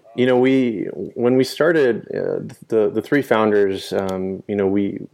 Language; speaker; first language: English; early bilingual, other home language; Spanish